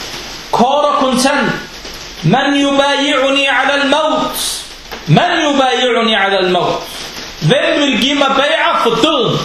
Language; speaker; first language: Danish; non-native, fluent; Arabic